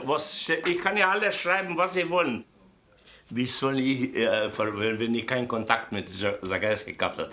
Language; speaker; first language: German; non-native, fluent; Croatian